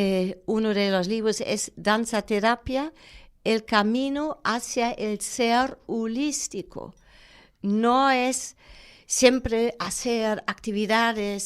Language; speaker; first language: Spanish; non-native, fluent; German